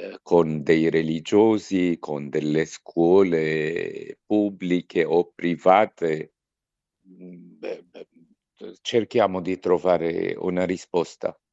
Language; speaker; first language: Italian; non-native, fluent; Arabic